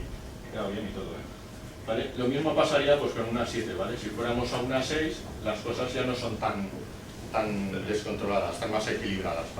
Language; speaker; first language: Spanish; native; Spanish